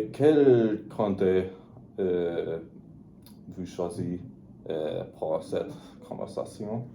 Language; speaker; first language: French; non-native, learner; English